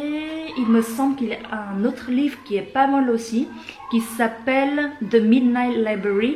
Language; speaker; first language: French; non-native, fluent; Vietnamese